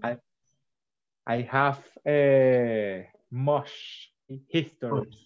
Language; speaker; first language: English; non-native, learner; Spanish